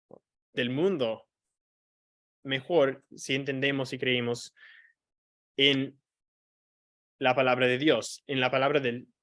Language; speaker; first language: Spanish; non-native, fluent; English